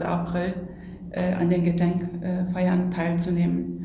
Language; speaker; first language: German; non-native, fluent; Turkish